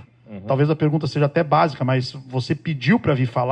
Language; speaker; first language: Portuguese; native; Portuguese